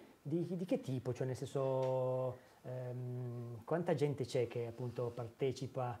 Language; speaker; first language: Italian; native; Italian